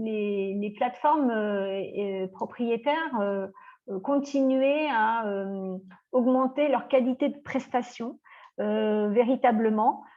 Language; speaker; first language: French; native; French